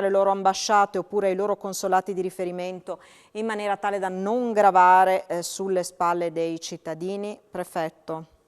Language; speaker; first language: Italian; native; Italian